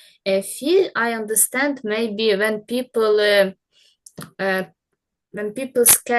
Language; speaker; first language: English; non-native, learner; Ukrainian